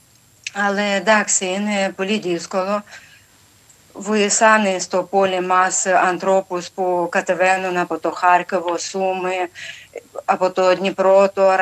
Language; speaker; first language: Greek; non-native, local second language; Ukrainian